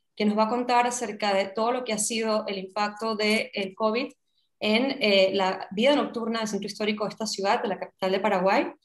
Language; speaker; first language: Spanish; native; Spanish